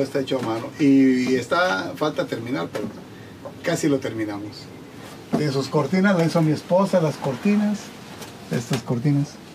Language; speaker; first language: Spanish; native; Spanish